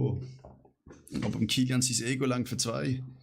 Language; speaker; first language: German; native; German